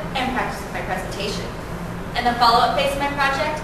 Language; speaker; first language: English; native; English